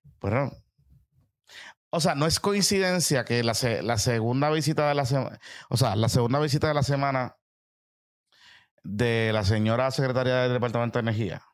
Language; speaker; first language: Spanish; native; Spanish